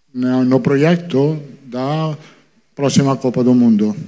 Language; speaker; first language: Portuguese; non-native, fluent; Italian